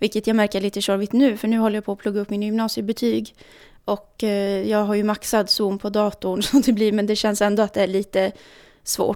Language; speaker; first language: Swedish; native; Swedish